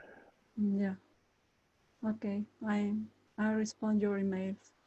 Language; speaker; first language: English; non-native, learner; Spanish